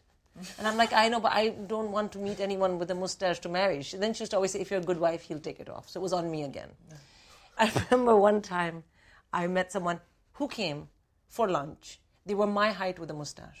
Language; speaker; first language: English; non-native, local second language; Hindi